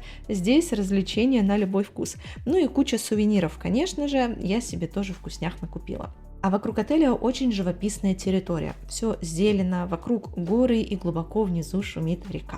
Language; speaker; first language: Russian; native; Russian